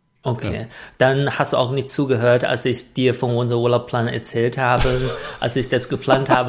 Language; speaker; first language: German; non-native, fluent; Chinese